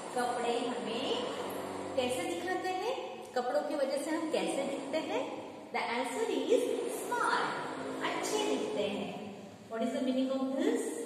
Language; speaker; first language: Hindi; non-native, local second language; Marathi